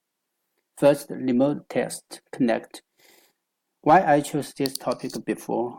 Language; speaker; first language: English; non-native, learner; Chinese